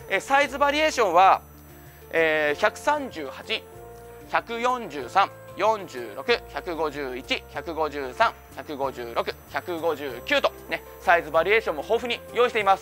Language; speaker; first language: Japanese; native; Japanese